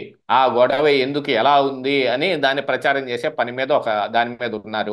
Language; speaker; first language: Telugu; native; Telugu